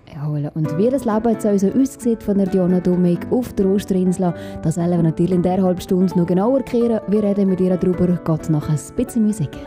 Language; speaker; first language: German; native; German